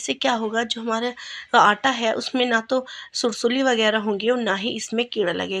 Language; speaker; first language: Hindi; native; Hindi